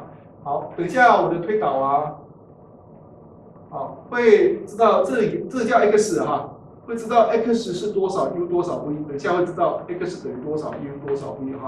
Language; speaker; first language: Chinese; native; Chinese